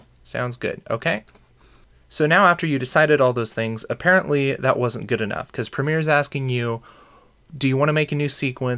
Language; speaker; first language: English; native; English